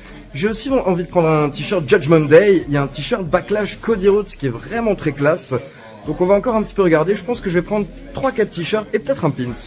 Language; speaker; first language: French; native; French